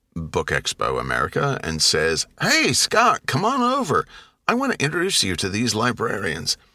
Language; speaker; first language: English; native; English